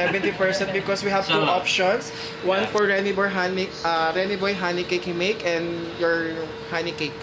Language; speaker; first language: English; non-native, local second language; Filipino